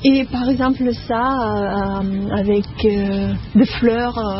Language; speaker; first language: French; non-native, fluent; Russian